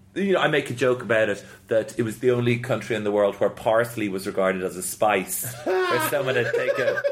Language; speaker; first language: English; native; English